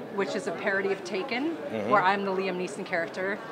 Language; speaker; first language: English; native; English